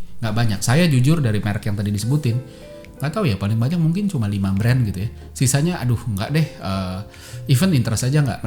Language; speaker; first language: Indonesian; native; Indonesian